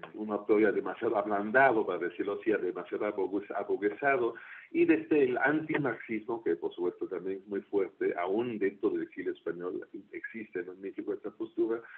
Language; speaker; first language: Spanish; non-native, fluent; German